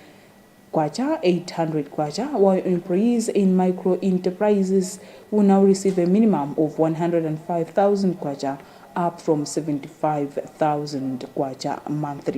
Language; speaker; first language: English; non-native, local second language; Nyanja